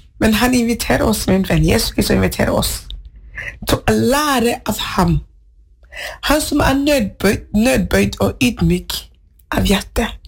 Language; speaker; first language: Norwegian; non-native, fluent; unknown